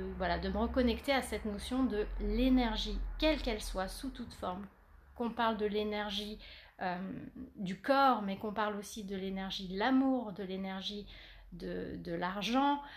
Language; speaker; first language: French; native; French